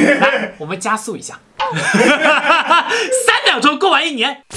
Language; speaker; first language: Chinese; native; Chinese